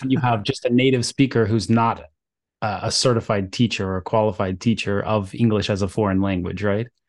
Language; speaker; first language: English; native; English